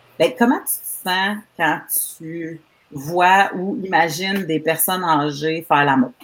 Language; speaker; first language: French; native; French